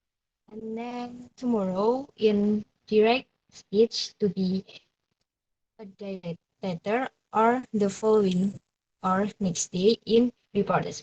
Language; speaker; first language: English; non-native, learner; Indonesian